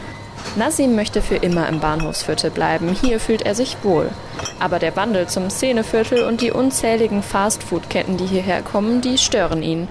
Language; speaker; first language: German; native; German